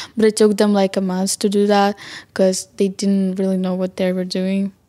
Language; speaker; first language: English; non-native, fluent; Ukrainian